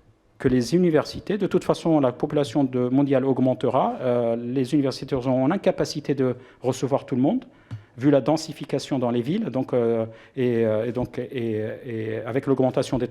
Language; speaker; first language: French; non-native, local second language; Arabic